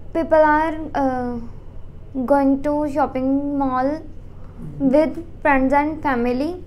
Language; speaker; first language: English; non-native, local second language; Punjabi